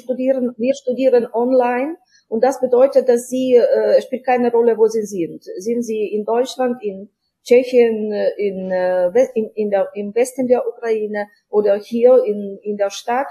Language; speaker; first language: German; non-native, fluent; Ukrainian